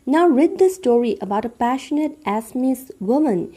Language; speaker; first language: English; non-native, local second language; Assamese